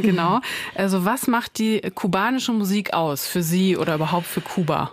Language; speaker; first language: German; native; German